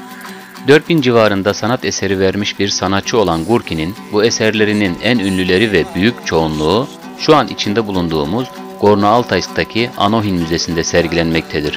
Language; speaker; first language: Turkish; native; Turkish